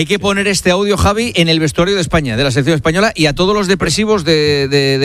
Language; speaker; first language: Spanish; native; Spanish